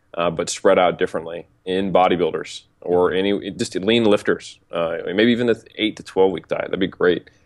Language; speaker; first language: English; native; English